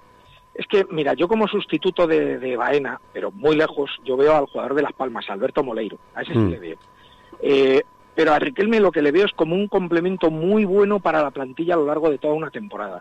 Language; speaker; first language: Spanish; native; Spanish